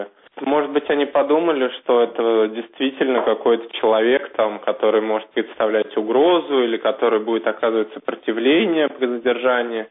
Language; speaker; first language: Russian; native; Russian